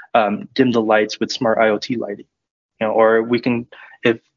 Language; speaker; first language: English; native; English